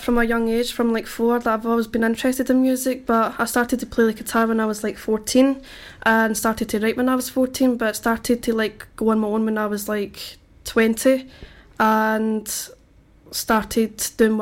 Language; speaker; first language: English; native; English